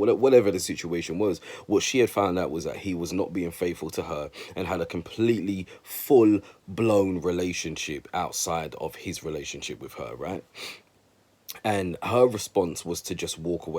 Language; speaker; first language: English; native; English